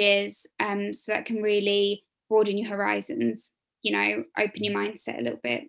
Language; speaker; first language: English; native; English